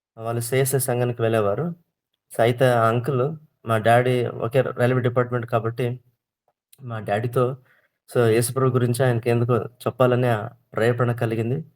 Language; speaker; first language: Telugu; non-native, local second language; Kannada